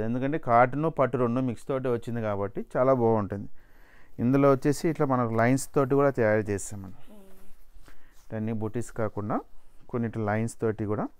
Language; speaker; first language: Telugu; native; Telugu